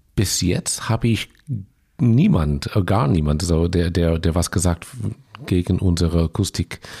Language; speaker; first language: German; non-native, fluent; English